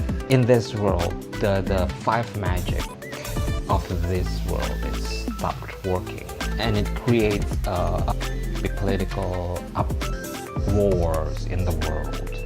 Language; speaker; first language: English; non-native, fluent; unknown